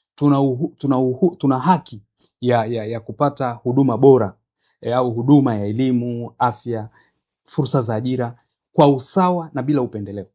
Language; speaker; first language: Swahili; native; Swahili